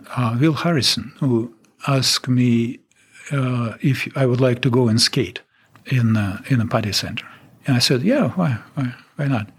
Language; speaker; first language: English; non-native, fluent; Russian